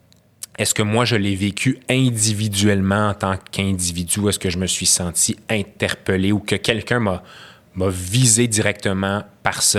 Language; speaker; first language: French; native; French